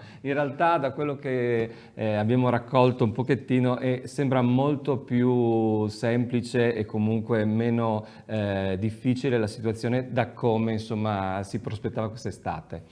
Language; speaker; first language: Italian; native; Italian